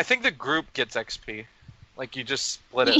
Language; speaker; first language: English; native; English